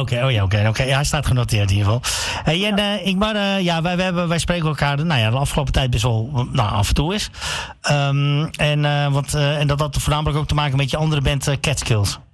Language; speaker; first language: Dutch; native; Dutch